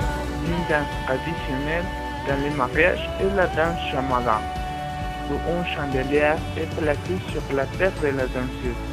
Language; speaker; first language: French; non-native, learner; Spanish